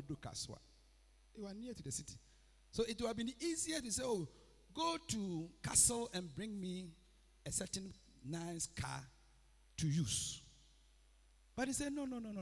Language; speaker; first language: English; non-native, local second language; Akan